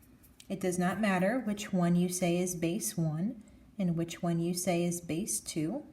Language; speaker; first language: English; native; English